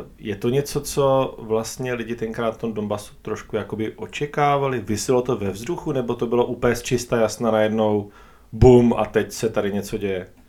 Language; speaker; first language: Czech; native; Czech